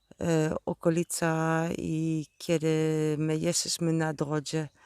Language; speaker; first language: Polish; non-native, learner; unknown